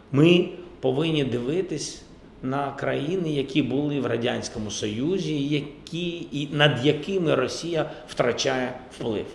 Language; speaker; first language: Ukrainian; non-native, local second language; Russian